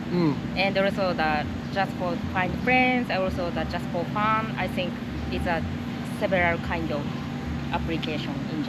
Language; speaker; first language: English; non-native, learner; Japanese